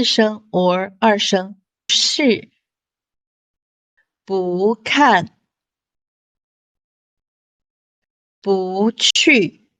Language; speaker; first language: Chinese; non-native, fluent; English